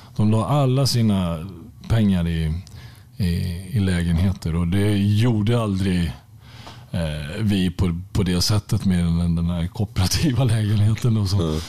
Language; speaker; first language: Swedish; native; Swedish